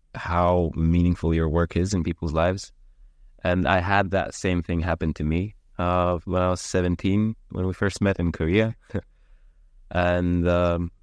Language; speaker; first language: English; early bilingual, heritage; Lithuanian